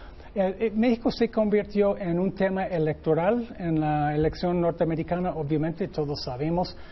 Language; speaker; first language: Spanish; non-native, fluent; English